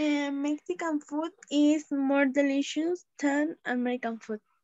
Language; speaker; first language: English; non-native, learner; Spanish